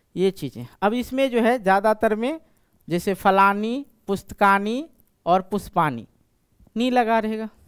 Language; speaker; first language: Hindi; native; Hindi